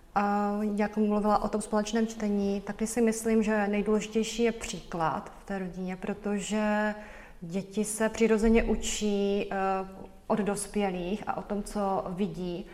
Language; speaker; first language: Czech; native; Czech